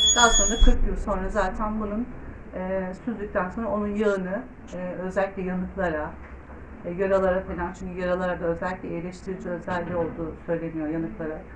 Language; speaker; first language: Turkish; native; Turkish